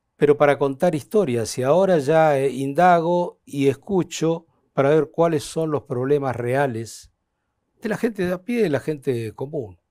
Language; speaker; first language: Spanish; native; Spanish